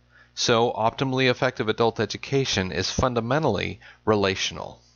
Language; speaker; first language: English; native; English